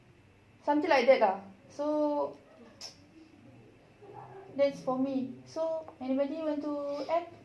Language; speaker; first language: English; non-native, learner; Malay